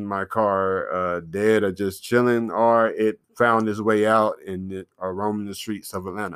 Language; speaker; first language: English; native; English